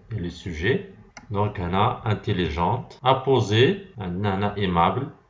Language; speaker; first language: French; non-native, local second language; Arabic